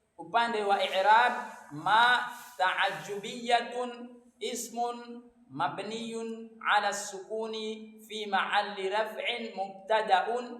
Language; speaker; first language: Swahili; native; Swahili